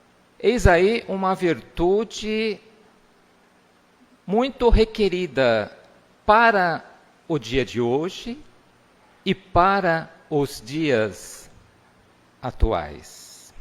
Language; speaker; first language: Portuguese; native; Portuguese